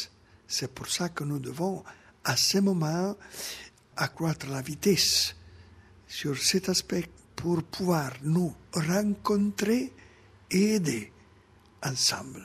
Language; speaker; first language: French; non-native, fluent; Italian